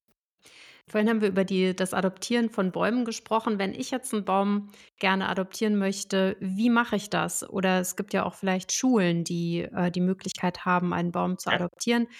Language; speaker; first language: German; native; German